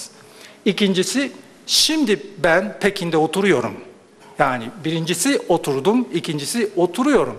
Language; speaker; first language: Turkish; non-native, fluent; Japanese